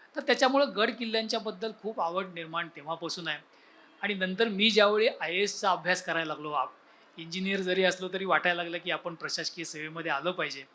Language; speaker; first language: Marathi; native; Marathi